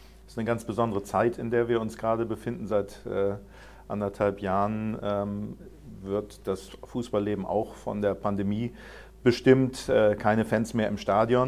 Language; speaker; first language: German; native; German